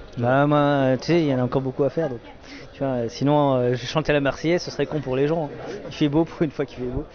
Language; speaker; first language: French; native; French